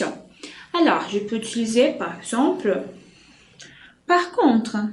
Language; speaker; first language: French; non-native, fluent; Portuguese